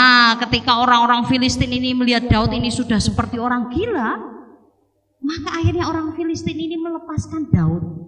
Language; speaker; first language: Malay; non-native, local second language; Javanese